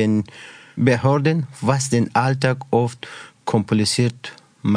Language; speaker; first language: German; non-native, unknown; Persian